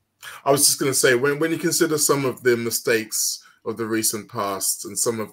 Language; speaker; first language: English; native; English